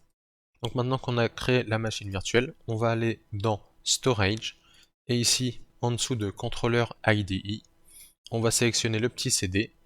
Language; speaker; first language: French; native; French